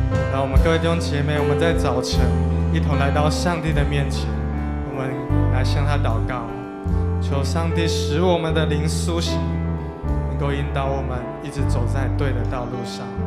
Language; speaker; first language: Chinese; native; Chinese